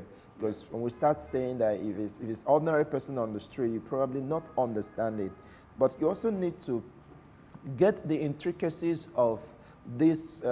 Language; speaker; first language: English; non-native, local second language; Igbo